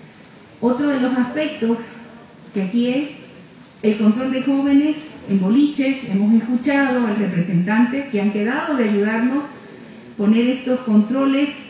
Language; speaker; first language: Spanish; native; Spanish